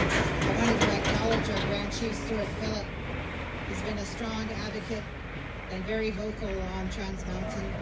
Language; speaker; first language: English; native; English